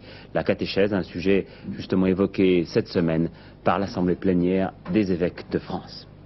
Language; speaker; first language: French; native; French